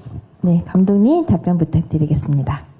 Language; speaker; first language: Korean; native; Korean